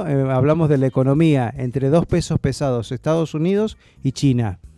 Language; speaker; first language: Spanish; native; Spanish